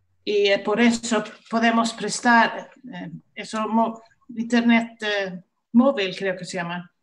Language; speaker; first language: Spanish; non-native, fluent; Swedish